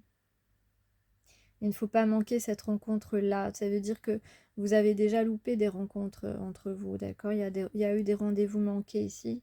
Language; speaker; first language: French; native; French